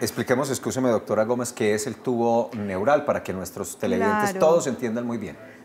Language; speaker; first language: Spanish; native; Spanish